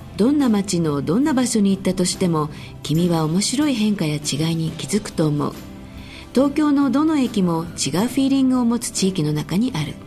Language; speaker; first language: Japanese; native; Japanese